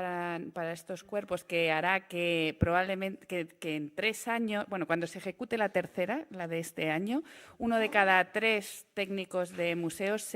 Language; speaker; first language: Spanish; native; Spanish